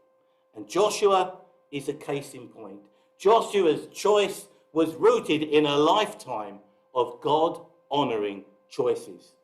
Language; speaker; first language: English; native; English